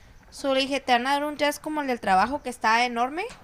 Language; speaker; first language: Spanish; early bilingual, other home language; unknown